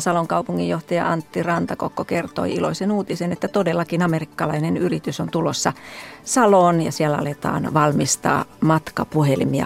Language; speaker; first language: Finnish; native; Finnish